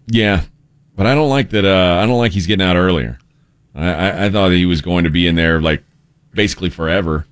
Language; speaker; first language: English; native; English